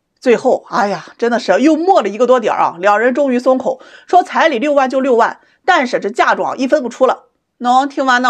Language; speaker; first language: Chinese; native; Chinese